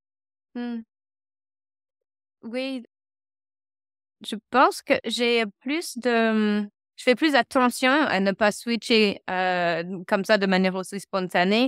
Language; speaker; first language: French; non-native, fluent; English